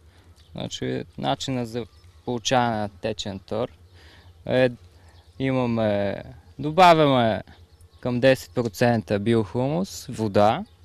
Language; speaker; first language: Bulgarian; native; Bulgarian